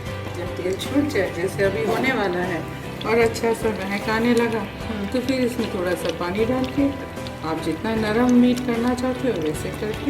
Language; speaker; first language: Hindi; non-native, local second language; Bangla